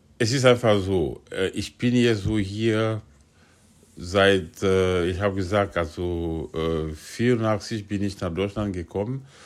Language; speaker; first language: German; non-native, fluent; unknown